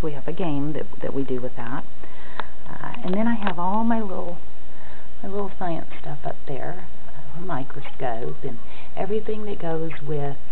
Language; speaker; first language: English; native; English